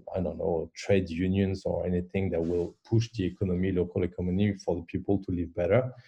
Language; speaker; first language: English; non-native, fluent; French